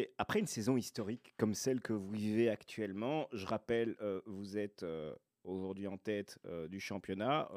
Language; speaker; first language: French; native; French